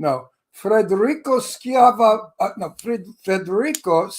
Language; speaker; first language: Italian; early bilingual, heritage; English